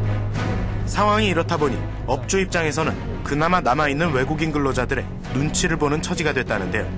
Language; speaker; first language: Korean; native; Korean